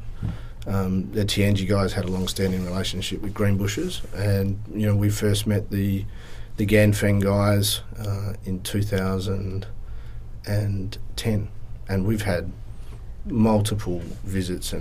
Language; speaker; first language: English; native; English